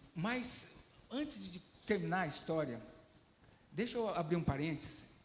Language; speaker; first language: Portuguese; native; Portuguese